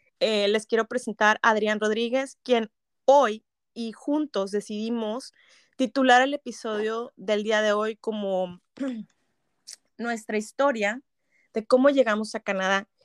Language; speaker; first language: Spanish; native; Spanish